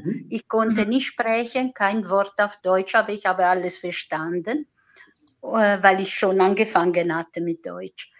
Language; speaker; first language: German; non-native, fluent; Italian